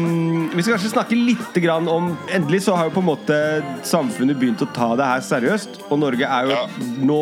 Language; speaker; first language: Norwegian; native; Norwegian